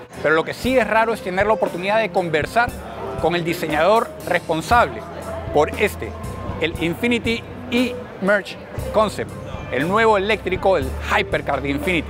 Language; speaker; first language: Spanish; native; Spanish